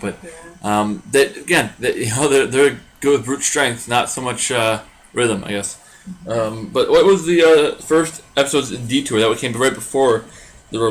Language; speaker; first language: English; native; English